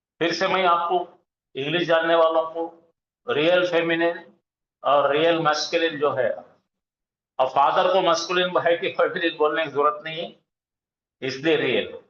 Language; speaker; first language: Urdu; native; Urdu